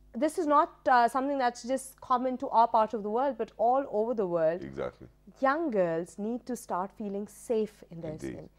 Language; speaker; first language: English; non-native, local second language; Urdu